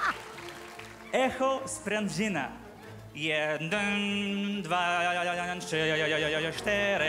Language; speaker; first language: Polish; non-native, learner; Portuguese